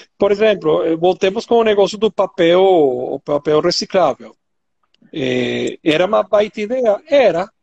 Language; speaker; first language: Portuguese; non-native, fluent; Spanish